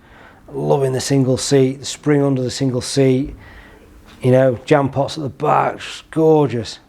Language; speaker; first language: English; native; English